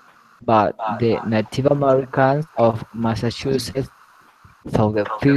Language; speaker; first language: English; non-native, learner; Spanish